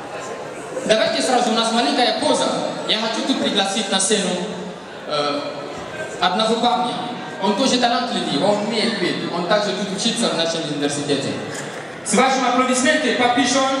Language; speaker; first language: Russian; non-native, learner; French